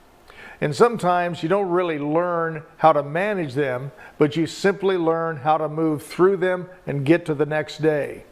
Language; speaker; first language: English; native; English